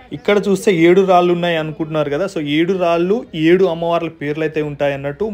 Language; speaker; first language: Telugu; non-native, local second language; Lambadi